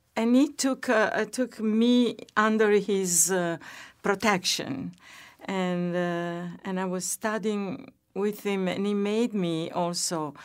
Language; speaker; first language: English; non-native, fluent; Italian